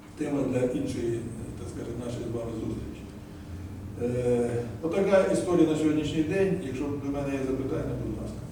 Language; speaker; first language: Ukrainian; native; Ukrainian